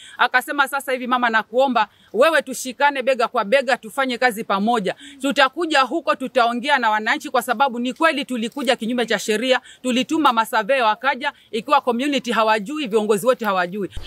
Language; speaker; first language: Swahili; native; Swahili